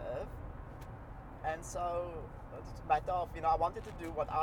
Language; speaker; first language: English; non-native, local second language; Afrikaans